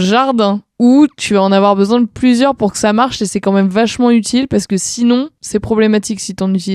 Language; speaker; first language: French; native; French